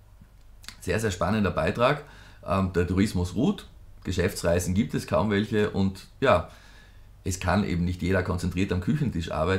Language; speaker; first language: German; native; German